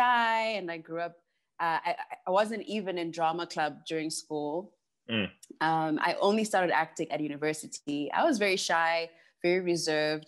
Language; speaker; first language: English; non-native, local second language; Shona